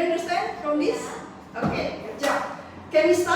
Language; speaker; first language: English; non-native, fluent; Indonesian